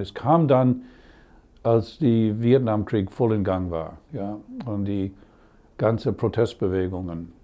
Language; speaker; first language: German; non-native, learner; English